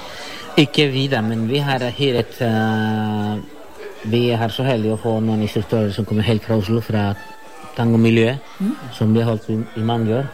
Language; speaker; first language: Norwegian; non-native, fluent; Spanish